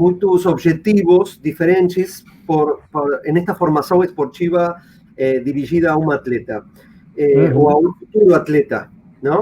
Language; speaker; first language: Portuguese; non-native, fluent; Spanish